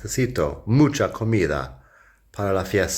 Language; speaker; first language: Spanish; non-native, fluent; English